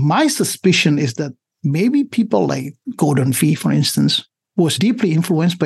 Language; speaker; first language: English; non-native, fluent; Indonesian